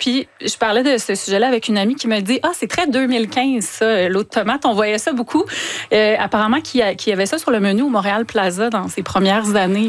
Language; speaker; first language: French; native; French